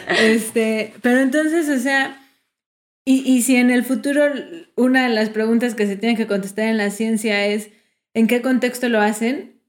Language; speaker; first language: Spanish; native; Spanish